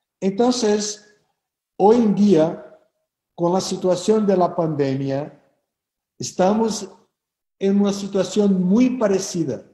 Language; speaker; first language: Spanish; non-native, fluent; Portuguese